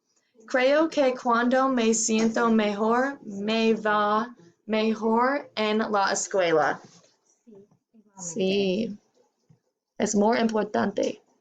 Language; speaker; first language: Spanish; non-native, learner; English